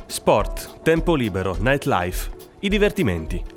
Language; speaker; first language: Italian; native; Italian